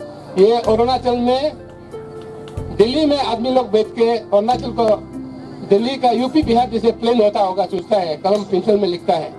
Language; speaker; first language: Hindi; non-native, local second language; Nyishi